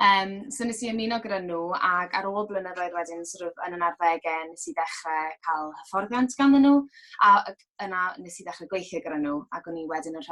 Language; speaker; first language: Welsh; native; Welsh